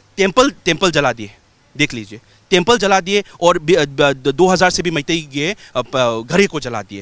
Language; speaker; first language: Hindi; non-native, local second language; Manipuri